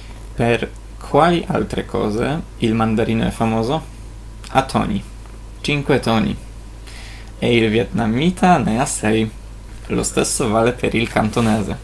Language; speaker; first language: Italian; non-native, fluent; Polish